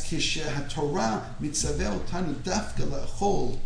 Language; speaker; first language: Hebrew; non-native, fluent; English